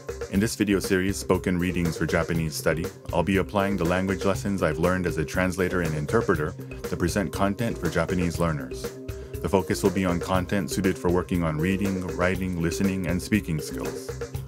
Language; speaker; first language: English; native; English